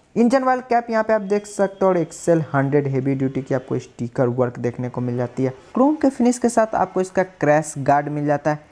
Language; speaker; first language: Hindi; native; Hindi